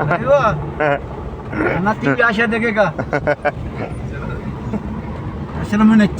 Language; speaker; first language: Arabic; non-native, learner; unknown